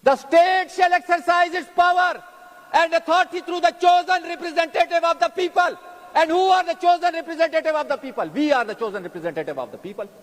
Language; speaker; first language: English; non-native, local second language; Pashto